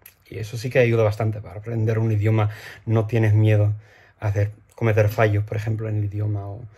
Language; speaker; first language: Spanish; non-native, fluent; English